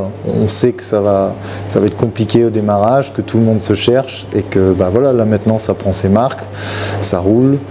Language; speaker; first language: French; native; French